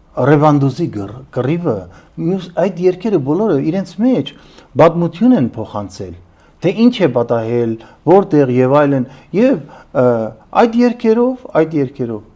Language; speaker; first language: Armenian; early bilingual, heritage; Armenian